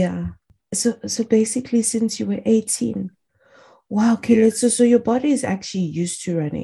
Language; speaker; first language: English; non-native, local second language; Shona